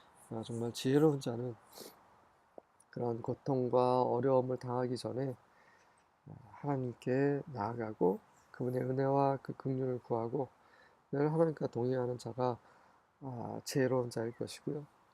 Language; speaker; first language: Korean; native; Korean